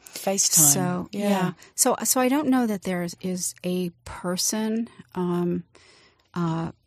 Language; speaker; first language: English; native; English